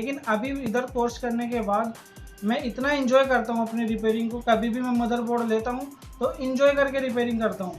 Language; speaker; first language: Hindi; native; Hindi